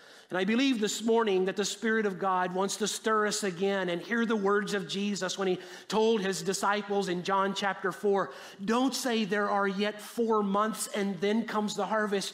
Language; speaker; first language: English; native; English